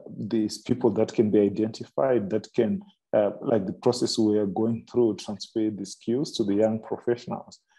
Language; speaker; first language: English; non-native, local second language; Shona